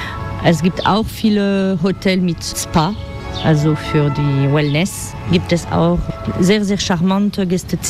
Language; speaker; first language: German; non-native, learner; French